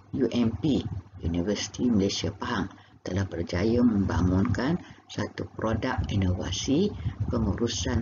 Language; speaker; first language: Malay; native; Malay